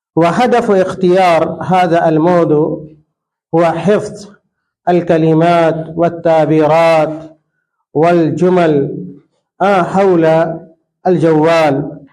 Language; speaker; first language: Arabic; non-native, fluent; Urdu